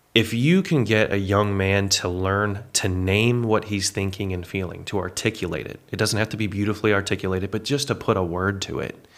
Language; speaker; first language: English; native; English